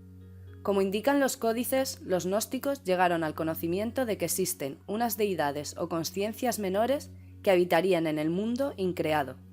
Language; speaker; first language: Spanish; native; Spanish